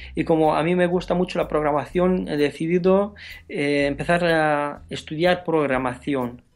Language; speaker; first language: Spanish; non-native, fluent; Romanian